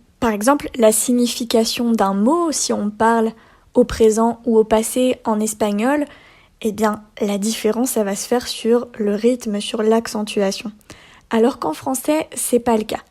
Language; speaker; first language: French; native; French